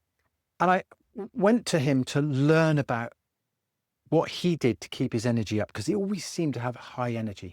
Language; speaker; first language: English; native; English